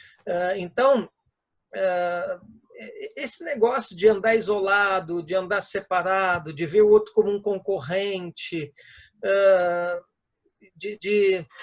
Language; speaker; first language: Portuguese; native; Portuguese